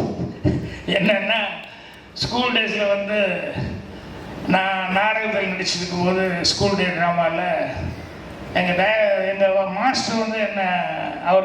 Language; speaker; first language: Tamil; native; Tamil